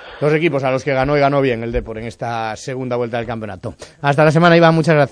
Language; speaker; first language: Spanish; native; Spanish